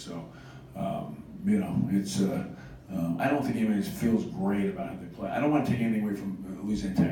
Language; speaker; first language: English; native; English